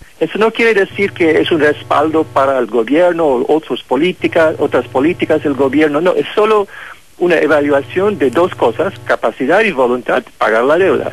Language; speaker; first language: Spanish; non-native, fluent; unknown